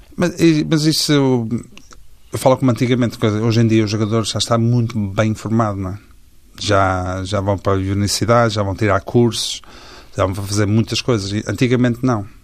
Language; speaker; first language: Portuguese; early bilingual, heritage; Portuguese